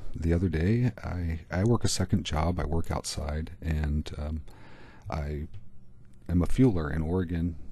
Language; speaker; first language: English; native; English